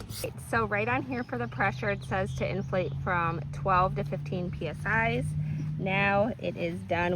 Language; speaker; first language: English; native; English